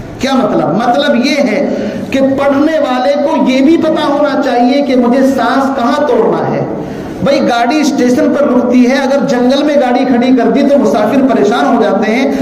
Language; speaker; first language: Urdu; native; Urdu